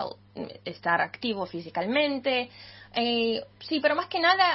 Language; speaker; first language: Spanish; non-native, fluent; Russian